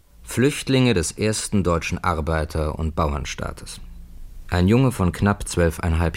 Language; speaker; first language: German; native; German